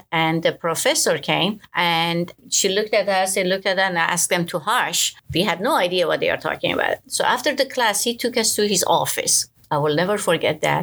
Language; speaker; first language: English; non-native, fluent; Persian